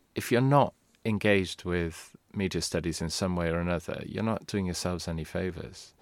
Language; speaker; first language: English; non-native, local second language; Welsh